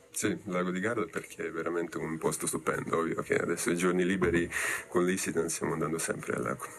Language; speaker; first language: Italian; non-native, fluent; Serbian